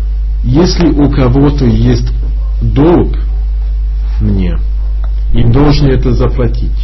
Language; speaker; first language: Russian; non-native, fluent; English